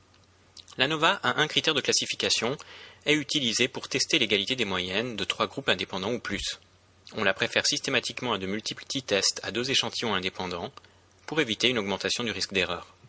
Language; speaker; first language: French; native; French